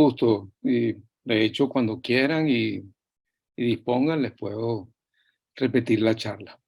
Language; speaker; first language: Spanish; native; Spanish